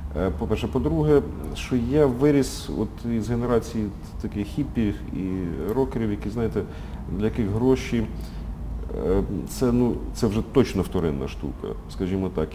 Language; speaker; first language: Ukrainian; native; Ukrainian